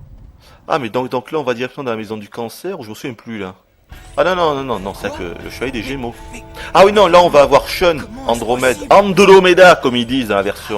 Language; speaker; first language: French; native; French